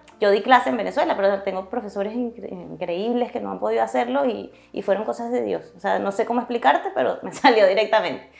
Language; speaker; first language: Spanish; native; Spanish